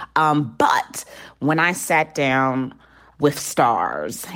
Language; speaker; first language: English; native; English